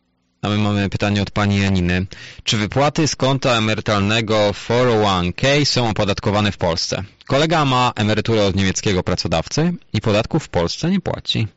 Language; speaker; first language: Polish; native; Polish